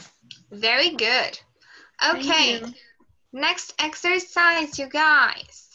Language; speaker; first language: English; non-native, fluent; Portuguese